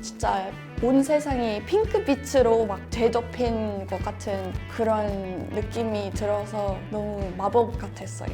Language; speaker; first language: Korean; non-native, fluent; English